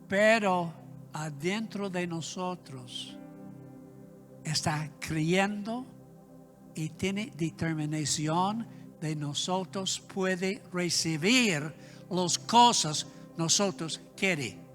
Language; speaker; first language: Spanish; non-native, learner; English